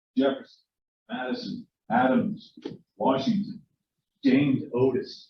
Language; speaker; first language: English; native; English